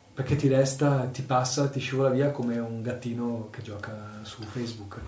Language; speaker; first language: Italian; native; Italian